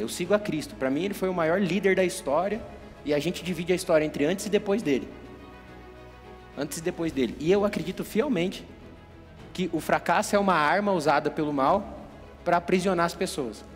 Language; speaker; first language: Portuguese; native; Portuguese